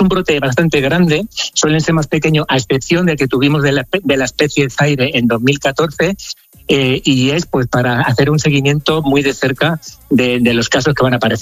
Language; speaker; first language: Spanish; native; Spanish